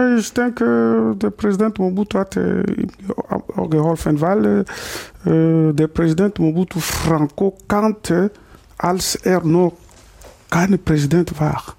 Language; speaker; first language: German; non-native, learner; Lingala